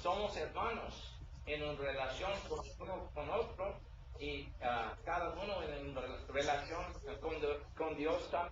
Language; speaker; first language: Spanish; non-native, learner; English